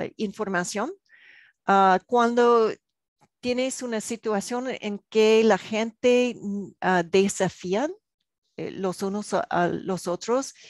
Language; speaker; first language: Spanish; non-native, learner; English